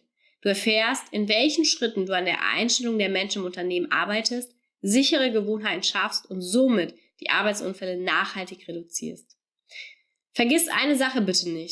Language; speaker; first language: German; native; German